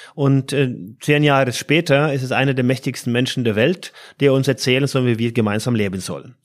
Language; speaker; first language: German; non-native, fluent; Norwegian